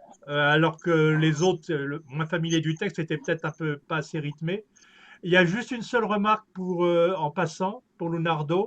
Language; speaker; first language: French; native; French